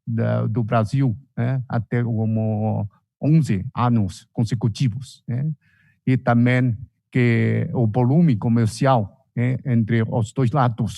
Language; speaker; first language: Portuguese; non-native, fluent; Chinese